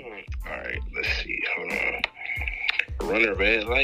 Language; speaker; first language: English; native; English